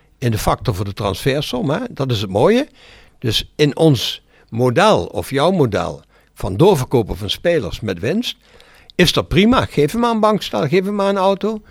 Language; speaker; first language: Dutch; native; Dutch